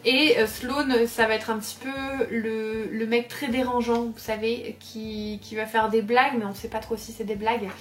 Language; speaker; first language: French; native; French